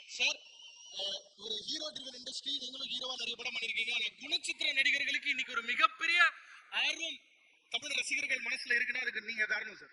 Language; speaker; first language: Tamil; native; Tamil